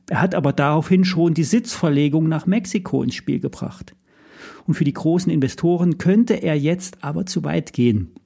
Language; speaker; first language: German; native; German